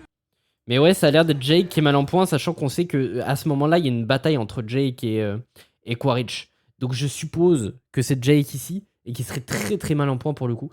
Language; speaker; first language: French; native; French